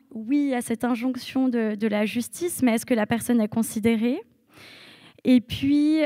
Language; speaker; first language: French; native; French